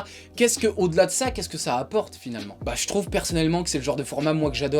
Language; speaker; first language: French; native; French